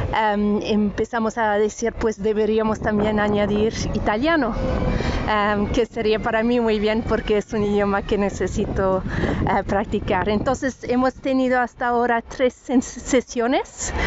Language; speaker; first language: Spanish; non-native, fluent; French